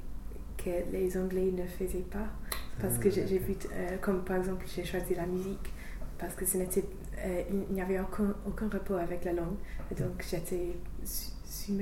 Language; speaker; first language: French; non-native, learner; English